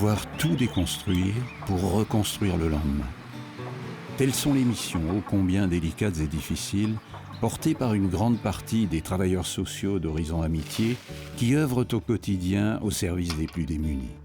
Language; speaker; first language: French; native; French